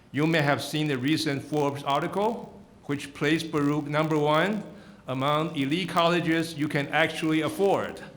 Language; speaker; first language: English; non-native, fluent; Chinese